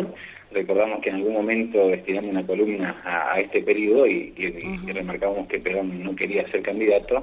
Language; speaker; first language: Spanish; native; Spanish